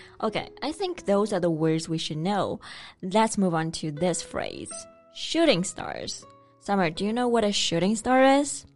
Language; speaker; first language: English; non-native, fluent; Chinese